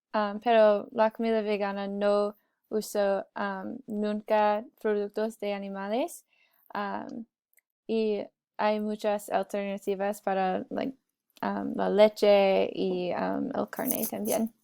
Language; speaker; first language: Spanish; non-native, learner; English